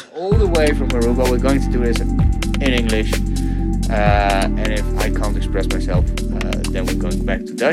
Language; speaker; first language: English; non-native, fluent; Dutch